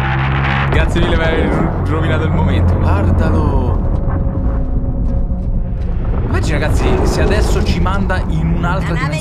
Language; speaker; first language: Italian; native; Italian